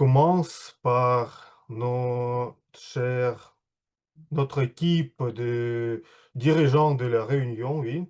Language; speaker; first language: French; non-native, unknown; Russian